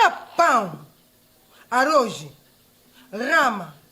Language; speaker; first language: Portuguese; non-native, learner; Lingala